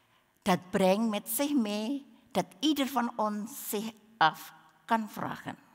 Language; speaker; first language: Dutch; non-native, learner; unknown